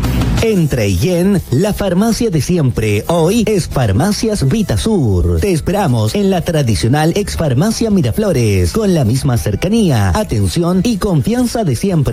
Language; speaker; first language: Spanish; native; Spanish